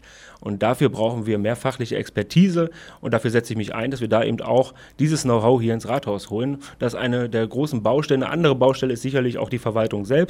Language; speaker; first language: German; native; German